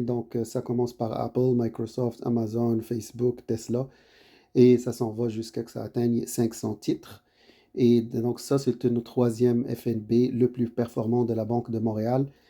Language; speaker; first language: French; native; French